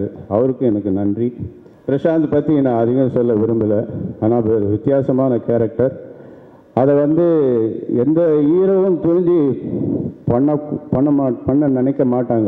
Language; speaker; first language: Tamil; native; Tamil